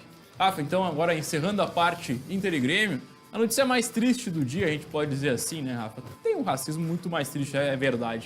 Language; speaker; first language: Portuguese; native; Portuguese